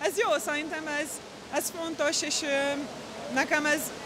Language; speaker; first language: Hungarian; non-native, learner; French